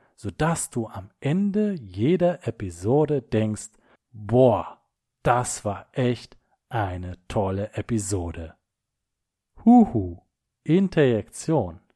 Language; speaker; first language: German; native; German